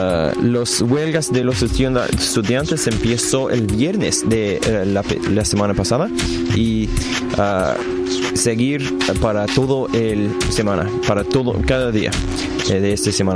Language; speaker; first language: Spanish; non-native, learner; English